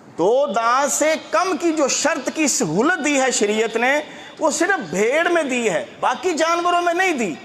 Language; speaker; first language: Urdu; non-native, local second language; Punjabi